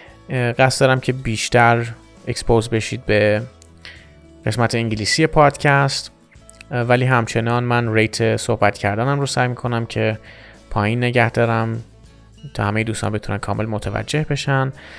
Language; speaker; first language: Persian; native; Persian